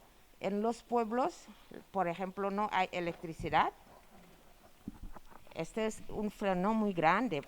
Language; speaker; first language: Spanish; non-native, fluent; Wolof